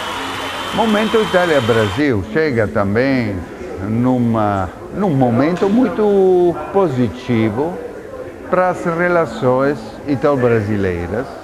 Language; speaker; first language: Portuguese; non-native, fluent; Italian